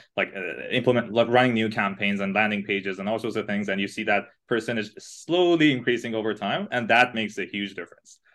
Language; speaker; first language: English; non-native, fluent; Persian